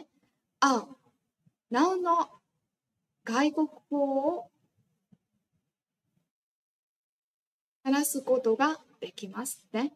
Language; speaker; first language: Japanese; non-native, fluent; Vietnamese